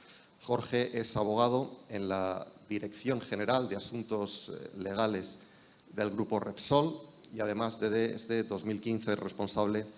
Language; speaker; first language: Spanish; native; Spanish